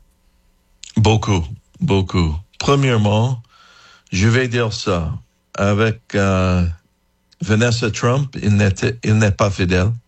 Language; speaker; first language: French; non-native, fluent; English